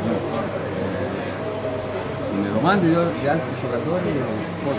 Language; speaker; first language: Italian; non-native, fluent; Spanish